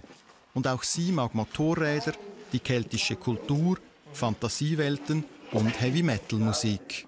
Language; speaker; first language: German; native; German